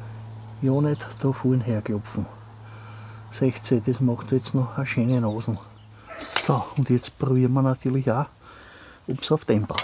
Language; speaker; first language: German; native; German